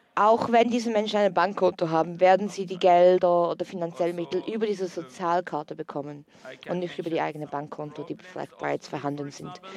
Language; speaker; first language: German; non-native, learner; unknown